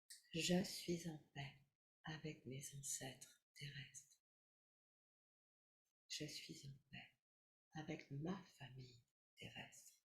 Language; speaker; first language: French; native; French